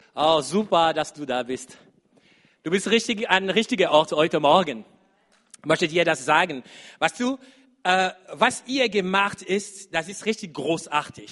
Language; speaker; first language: German; non-native, fluent; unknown